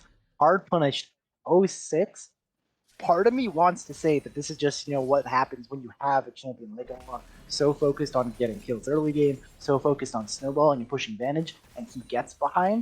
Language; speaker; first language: English; native; English